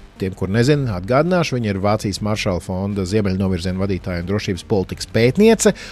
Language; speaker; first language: Latvian; native; Latvian